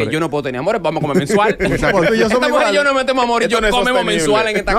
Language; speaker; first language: Spanish; native; Spanish